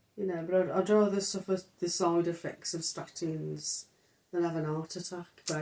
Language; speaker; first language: English; native; English